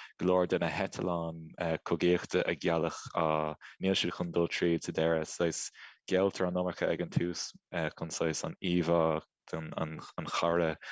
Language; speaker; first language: Irish; native; Irish